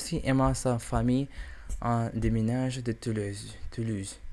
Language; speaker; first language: French; non-native, learner; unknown